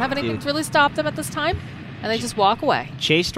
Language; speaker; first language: English; native; English